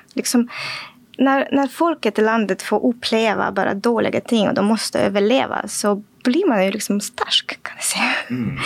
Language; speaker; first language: Norwegian; non-native, fluent; Russian